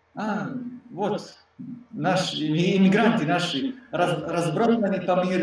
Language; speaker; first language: Russian; non-native, learner; Serbian